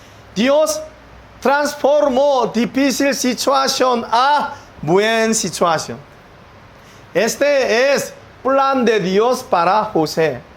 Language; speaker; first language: Spanish; non-native, learner; Korean